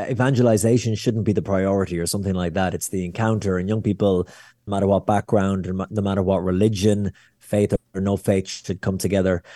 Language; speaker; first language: English; native; English